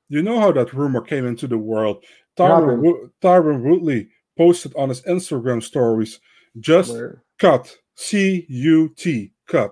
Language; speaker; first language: English; non-native, fluent; Dutch